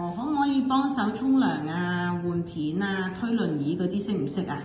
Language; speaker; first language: Chinese; native; Chinese